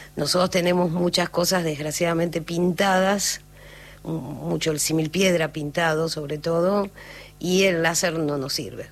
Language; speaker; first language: Spanish; native; Spanish